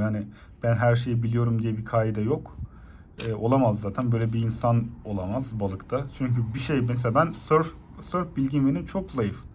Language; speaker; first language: Turkish; native; Turkish